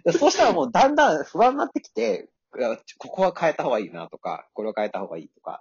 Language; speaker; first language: Japanese; native; Japanese